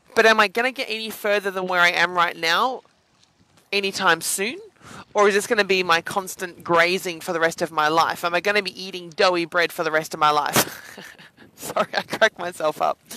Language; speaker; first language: English; native; English